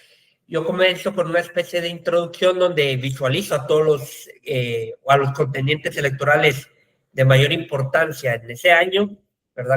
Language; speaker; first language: Spanish; native; Spanish